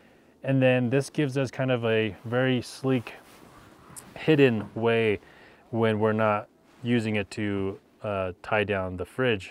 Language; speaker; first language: English; native; English